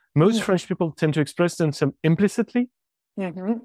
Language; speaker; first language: English; non-native, fluent; French